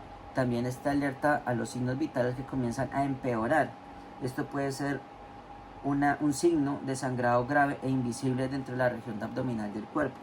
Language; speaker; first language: Spanish; native; Spanish